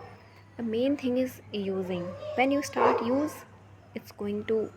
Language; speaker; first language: English; non-native, local second language; Hindi